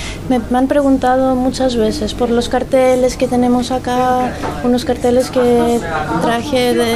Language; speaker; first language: Spanish; non-native, fluent; Greek